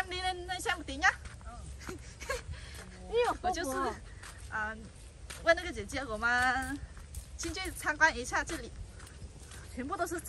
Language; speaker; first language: Chinese; non-native, fluent; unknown